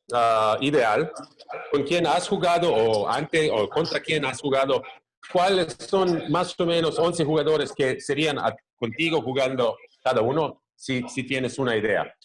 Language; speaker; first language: Spanish; non-native, fluent; Croatian